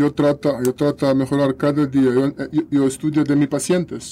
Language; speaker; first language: Spanish; non-native, learner; Russian